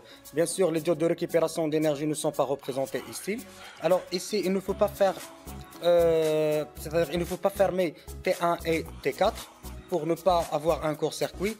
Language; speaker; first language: French; non-native, local second language; Arabic